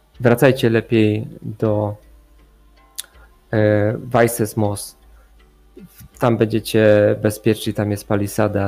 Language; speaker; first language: Polish; native; Polish